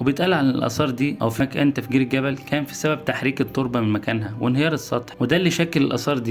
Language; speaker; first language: Arabic; native; Arabic